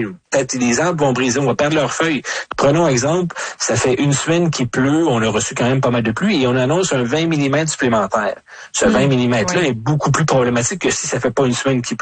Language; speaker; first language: French; native; French